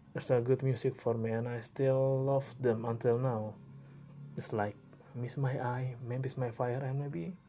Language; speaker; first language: English; non-native, learner; Indonesian